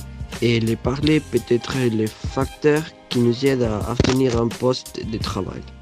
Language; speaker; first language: French; non-native, learner; Spanish